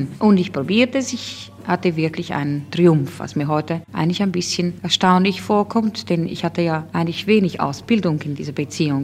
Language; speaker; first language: German; native; German